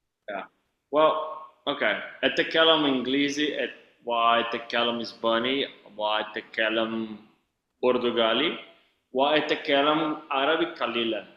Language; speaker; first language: Arabic; non-native, learner; Portuguese